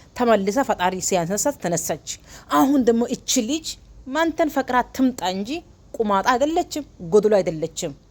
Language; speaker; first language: Amharic; non-native, local second language; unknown